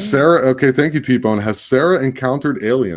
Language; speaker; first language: English; native; English